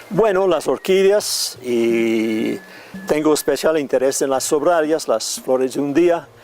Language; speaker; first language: Spanish; non-native, fluent; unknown